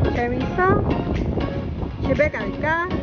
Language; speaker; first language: Korean; non-native, fluent; Filipino